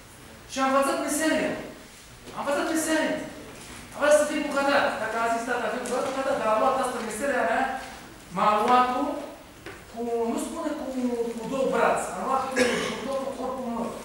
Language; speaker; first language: Romanian; non-native, learner; Hebrew